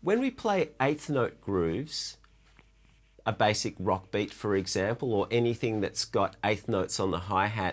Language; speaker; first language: English; native; English